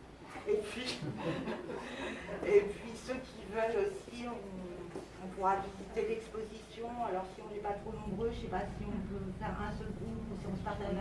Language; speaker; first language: French; native; French